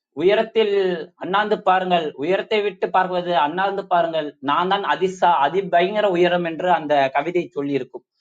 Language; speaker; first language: Tamil; non-native, local second language; Urdu